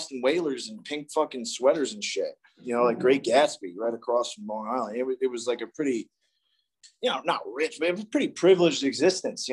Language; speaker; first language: English; native; English